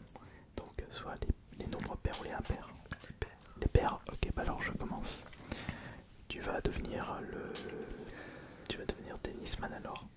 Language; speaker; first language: French; native; French